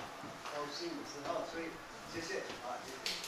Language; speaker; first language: Chinese; non-native, local second language; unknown